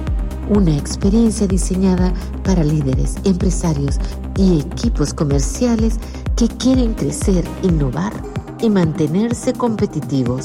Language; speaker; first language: Spanish; native; Spanish